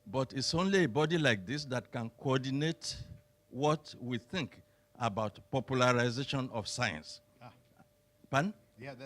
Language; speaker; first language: English; non-native, local second language; Yoruba